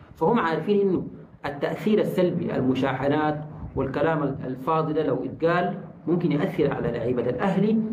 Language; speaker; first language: Arabic; native; Arabic